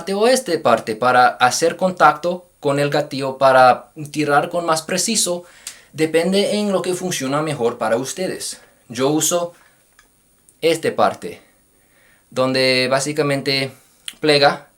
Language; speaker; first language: Spanish; non-native, fluent; English